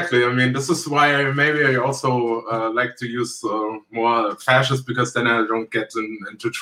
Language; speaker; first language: English; non-native, fluent; German